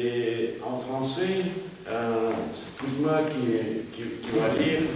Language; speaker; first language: French; non-native, fluent; Russian